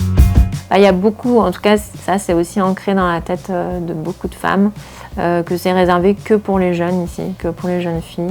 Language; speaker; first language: French; native; French